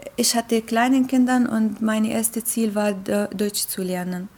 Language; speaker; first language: German; non-native, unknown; Arabic